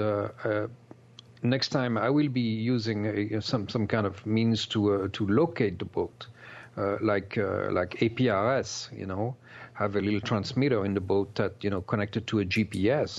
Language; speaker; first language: English; non-native, fluent; French